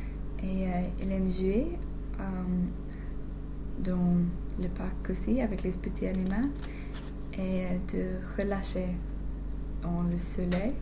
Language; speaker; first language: French; non-native, learner; English